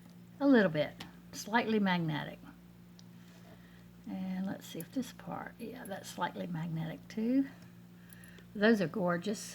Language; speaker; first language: English; native; English